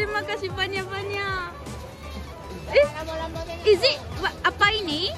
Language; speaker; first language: Indonesian; non-native, learner; Japanese